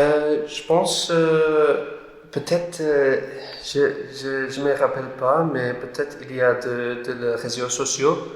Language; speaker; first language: French; non-native, learner; English